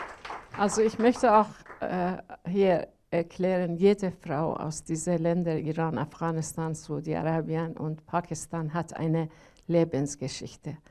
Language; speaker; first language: German; non-native, learner; Persian